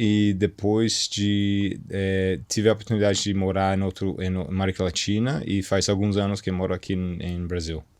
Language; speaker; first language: Portuguese; non-native, fluent; English